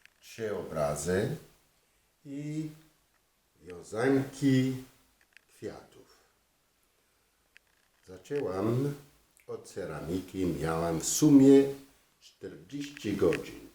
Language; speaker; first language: Polish; non-native, learner; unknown